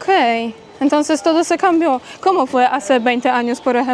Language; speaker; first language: Spanish; non-native, fluent; Polish